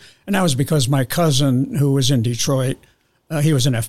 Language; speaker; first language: English; native; English